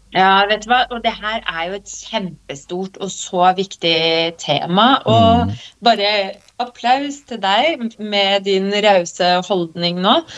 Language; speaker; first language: Norwegian; early bilingual, other home language; Polish